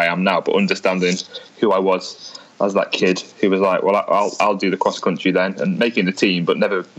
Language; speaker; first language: English; native; English